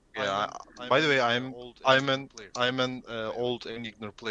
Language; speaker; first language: English; non-native, learner; Turkish